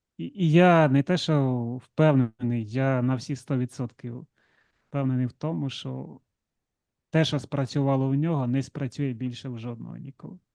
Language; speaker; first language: Ukrainian; non-native, local second language; Russian